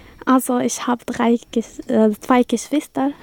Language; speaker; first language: German; non-native, learner; Kurdish